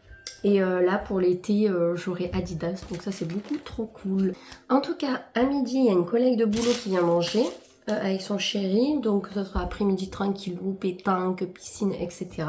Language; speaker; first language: French; native; French